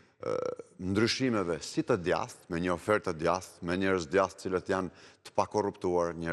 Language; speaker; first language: Albanian; native; Albanian